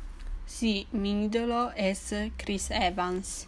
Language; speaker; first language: Spanish; non-native, learner; Italian